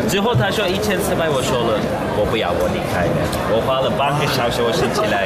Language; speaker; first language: Chinese; non-native, fluent; Turkish